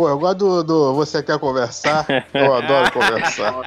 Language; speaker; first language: Portuguese; native; Portuguese